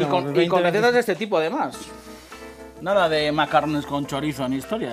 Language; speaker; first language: Spanish; native; Spanish